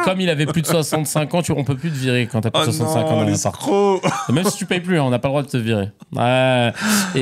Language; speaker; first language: French; native; French